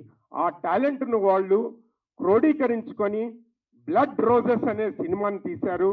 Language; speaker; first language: Telugu; native; Telugu